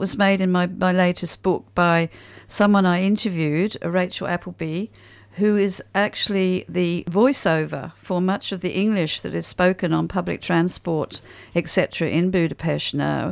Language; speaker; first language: English; native; English